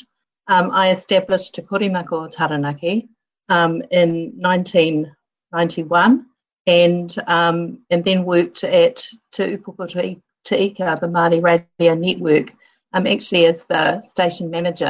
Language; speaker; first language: English; native; English